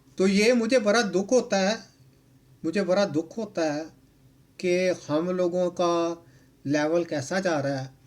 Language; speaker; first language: Urdu; non-native, local second language; Punjabi